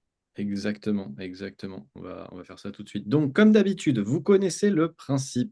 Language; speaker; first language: French; native; French